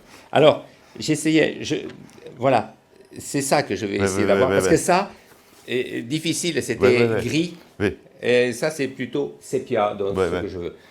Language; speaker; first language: French; native; French